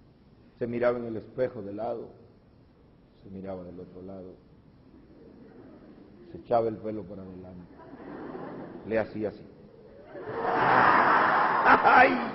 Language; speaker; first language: Spanish; native; Spanish